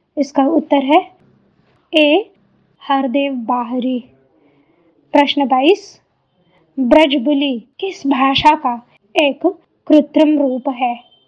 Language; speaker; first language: Hindi; native; Hindi